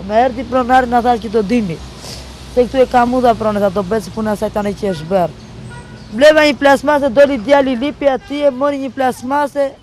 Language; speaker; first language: Albanian; non-native, local second language; Romany